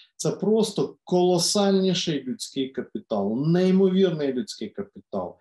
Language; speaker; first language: Ukrainian; native; Ukrainian